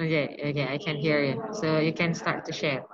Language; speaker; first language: English; non-native, local second language; Indonesian